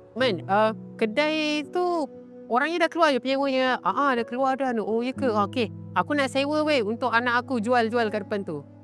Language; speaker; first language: Malay; native; Malay